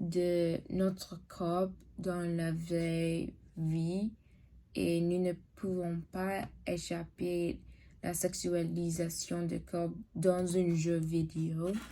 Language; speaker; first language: French; non-native, learner; English